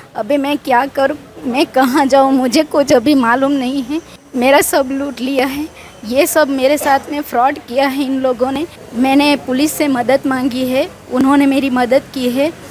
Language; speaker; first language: Hindi; non-native, local second language; Gujarati